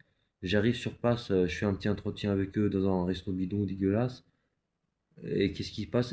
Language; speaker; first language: French; native; French